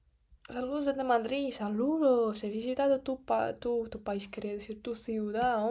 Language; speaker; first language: Spanish; non-native, fluent; Russian